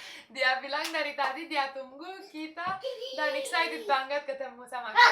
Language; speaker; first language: Indonesian; non-native, fluent; Romanian